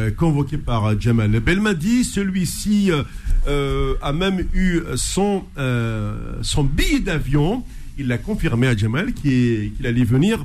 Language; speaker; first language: French; non-native, local second language; Arabic